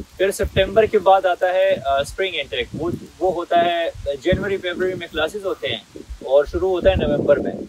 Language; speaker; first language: Hindi; non-native, local second language; Pashto